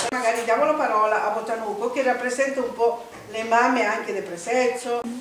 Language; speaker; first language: Italian; non-native, fluent; Spanish